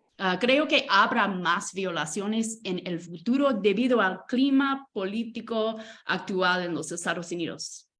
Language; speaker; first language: Spanish; non-native, fluent; English